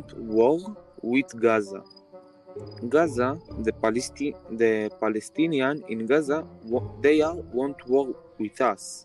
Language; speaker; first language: English; non-native, learner; Hebrew